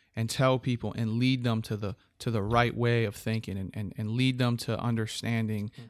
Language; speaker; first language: English; native; English